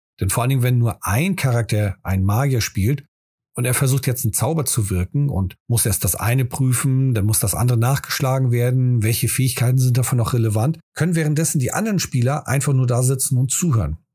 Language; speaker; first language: German; native; German